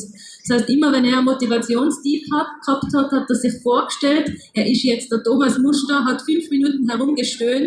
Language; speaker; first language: German; native; German